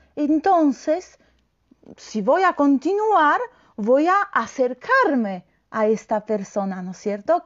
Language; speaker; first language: Spanish; non-native, fluent; Polish